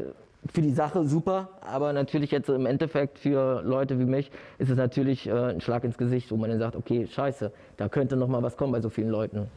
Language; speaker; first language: German; native; German